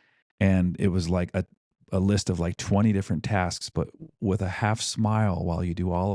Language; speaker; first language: English; native; English